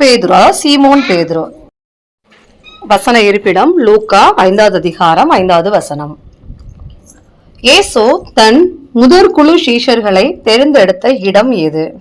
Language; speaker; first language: Tamil; native; Tamil